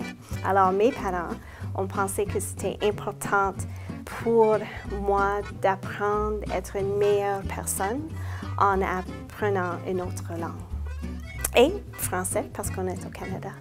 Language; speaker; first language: French; non-native, local second language; English